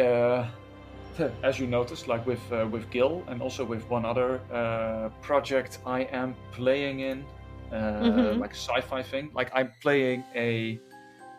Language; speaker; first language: English; non-native, fluent; Dutch